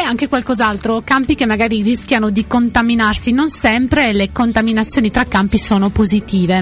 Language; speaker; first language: Italian; native; Italian